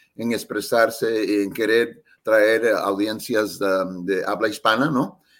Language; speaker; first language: Spanish; early bilingual, heritage; Spanish